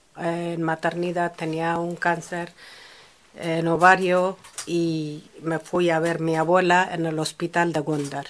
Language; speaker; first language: Spanish; non-native, fluent; Amharic